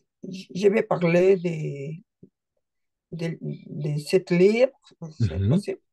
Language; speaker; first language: French; non-native, learner; Spanish